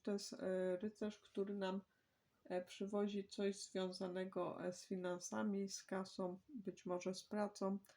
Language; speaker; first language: Polish; native; Polish